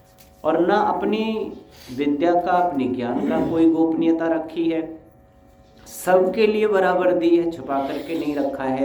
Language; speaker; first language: Hindi; native; Hindi